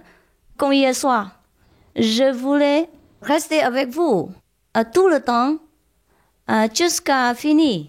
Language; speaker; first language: French; non-native, learner; Chinese